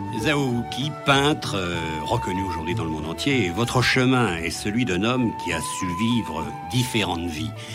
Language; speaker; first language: French; native; French